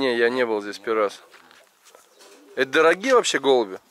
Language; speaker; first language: Russian; native; Russian